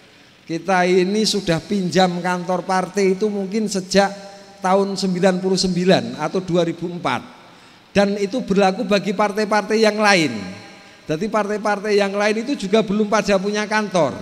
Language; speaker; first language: Indonesian; native; Indonesian